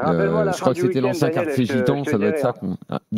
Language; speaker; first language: French; native; French